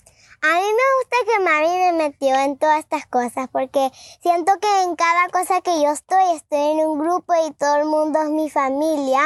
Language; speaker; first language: Spanish; early bilingual, heritage; Spanish